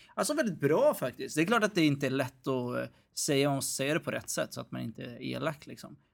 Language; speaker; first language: Swedish; early bilingual, other home language; Arabic